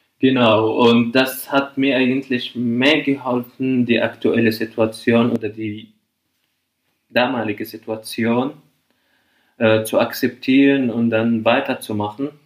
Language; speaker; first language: German; non-native, fluent; Arabic